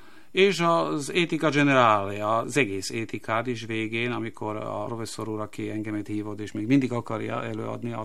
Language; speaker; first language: Hungarian; non-native, local second language; Slovak